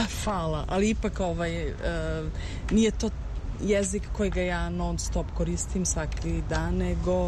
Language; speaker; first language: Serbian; early bilingual, heritage; Romany